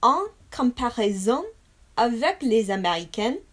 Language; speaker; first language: French; non-native, learner; English